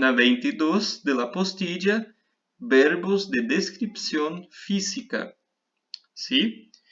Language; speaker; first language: Spanish; non-native, fluent; Portuguese